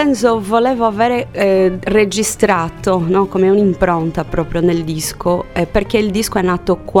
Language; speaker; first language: Italian; non-native, fluent; Portuguese